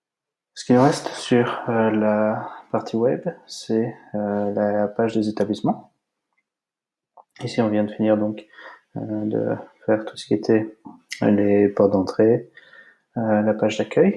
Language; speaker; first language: French; native; French